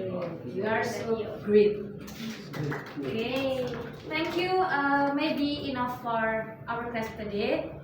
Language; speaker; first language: English; non-native, learner; Indonesian